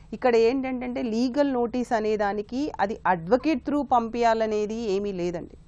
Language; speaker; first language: Telugu; native; Telugu